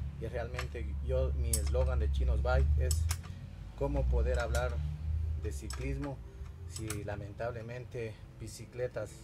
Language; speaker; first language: Spanish; native; Spanish